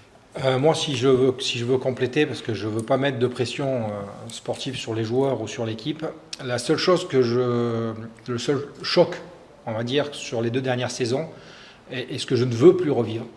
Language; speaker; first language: French; native; French